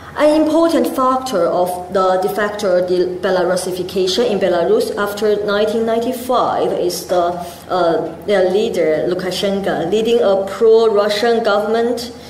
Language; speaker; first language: English; non-native, fluent; Chinese